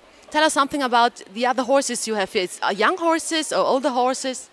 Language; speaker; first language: English; non-native, fluent; German